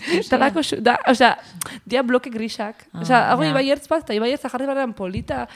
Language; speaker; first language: Basque; early bilingual, heritage; Basque